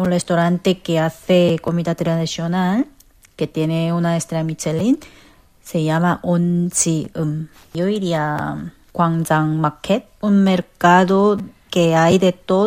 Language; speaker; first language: Spanish; non-native, fluent; Korean